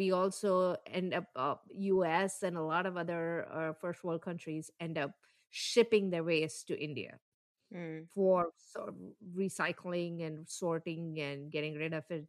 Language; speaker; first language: English; non-native, local second language; Tamil